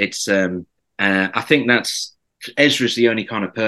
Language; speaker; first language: English; native; English